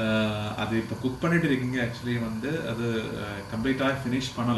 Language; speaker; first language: Tamil; non-native, learner; Malayalam